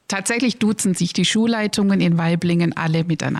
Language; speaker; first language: German; native; German